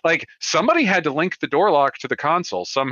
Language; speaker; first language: English; native; English